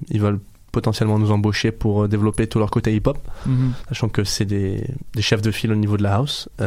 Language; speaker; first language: French; non-native, local second language; Arabic